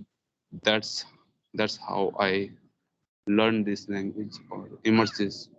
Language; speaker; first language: English; non-native, learner; Hindi